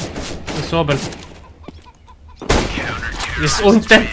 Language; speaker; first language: German; non-native, learner; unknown